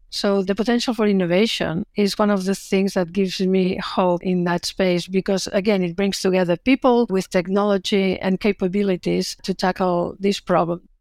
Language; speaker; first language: English; non-native, fluent; Catalan